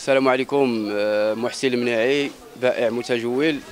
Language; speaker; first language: Arabic; native; Arabic